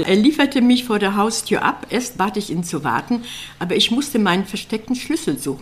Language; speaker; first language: German; native; German